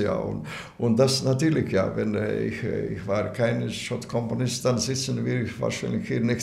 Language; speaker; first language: German; non-native, learner; Latvian